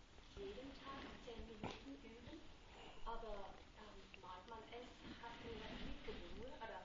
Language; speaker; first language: German; non-native, fluent; Vietnamese